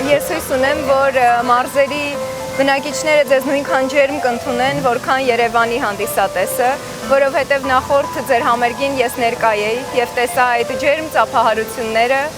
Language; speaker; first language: Armenian; native; Armenian